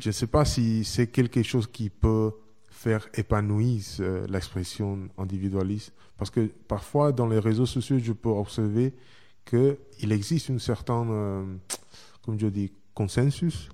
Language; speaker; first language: French; non-native, fluent; Chinese